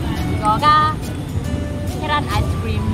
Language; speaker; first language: Korean; non-native, learner; Vietnamese